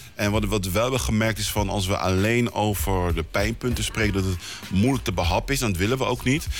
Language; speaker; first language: Dutch; early bilingual, other home language; Lingala